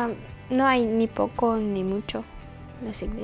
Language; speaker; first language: Spanish; non-native, learner; Russian